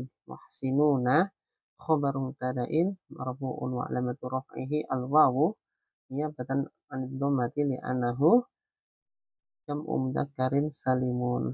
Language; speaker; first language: Arabic; non-native, fluent; Indonesian